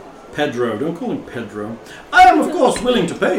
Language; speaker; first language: English; native; English